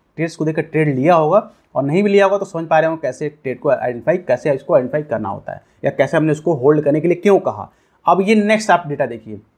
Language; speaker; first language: Hindi; native; Hindi